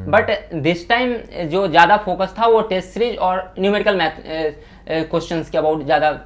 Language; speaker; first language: Hindi; native; Hindi